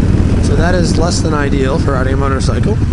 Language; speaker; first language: English; native; English